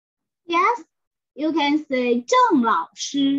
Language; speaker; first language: English; non-native, fluent; Chinese